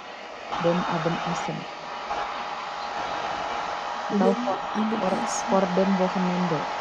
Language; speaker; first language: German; non-native, fluent; Indonesian